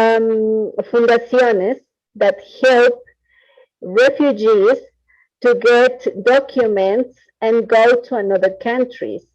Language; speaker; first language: English; non-native, fluent; Spanish